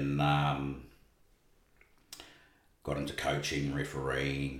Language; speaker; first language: English; native; English